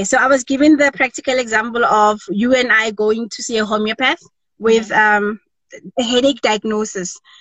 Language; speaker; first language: English; non-native, local second language; Tswana